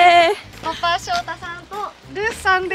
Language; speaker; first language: Japanese; native; Japanese